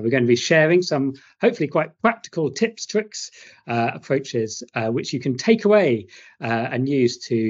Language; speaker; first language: English; native; English